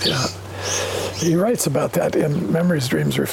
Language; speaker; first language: English; native; English